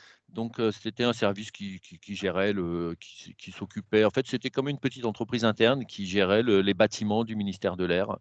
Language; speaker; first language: French; native; French